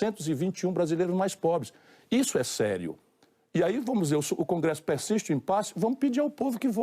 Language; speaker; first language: Portuguese; native; Portuguese